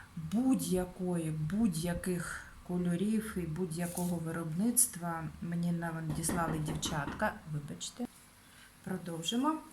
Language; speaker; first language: Ukrainian; non-native, local second language; Russian